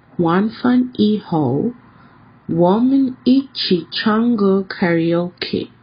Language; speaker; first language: Chinese; non-native, learner; English